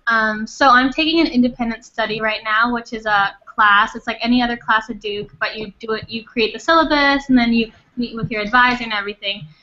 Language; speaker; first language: English; non-native, fluent; Thai